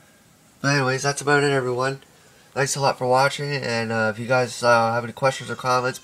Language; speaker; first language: English; native; English